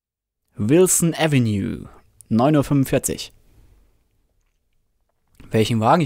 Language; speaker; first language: German; native; German